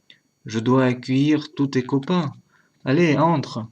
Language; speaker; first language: French; non-native, learner; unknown